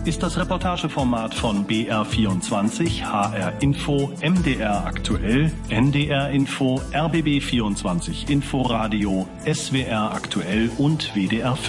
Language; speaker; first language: German; native; German